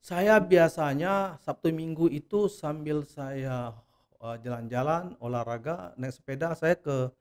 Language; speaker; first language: Indonesian; native; Indonesian